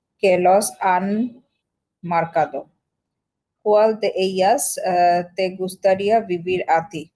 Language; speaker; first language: Spanish; non-native, learner; Bangla